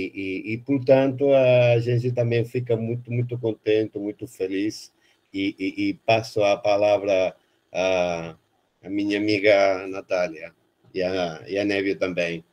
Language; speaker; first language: Portuguese; non-native, fluent; Spanish